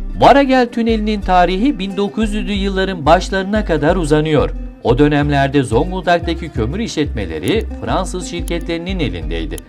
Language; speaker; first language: Turkish; native; Turkish